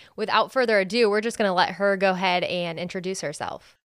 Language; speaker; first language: English; native; English